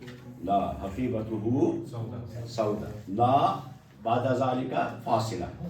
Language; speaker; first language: Arabic; non-native, fluent; Kashmiri